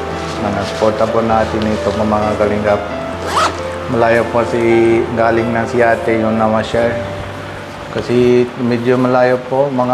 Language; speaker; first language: Filipino; non-native, learner; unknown